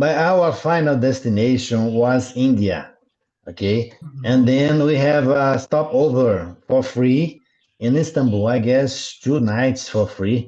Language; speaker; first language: English; non-native, learner; Portuguese